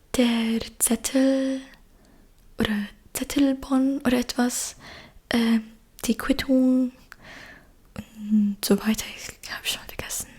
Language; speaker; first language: German; non-native, learner; English